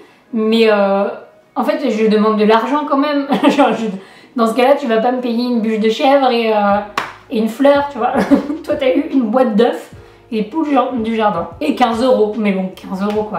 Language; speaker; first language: French; native; French